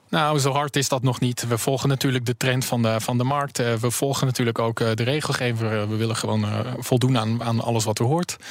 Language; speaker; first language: Dutch; early bilingual, heritage; Dutch